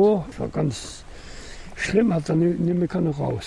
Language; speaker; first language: German; non-native, learner; French